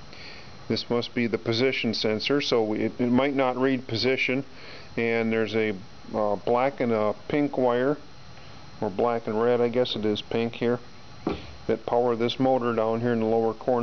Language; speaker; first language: English; native; English